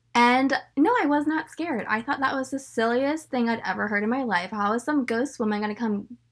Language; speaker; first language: English; native; English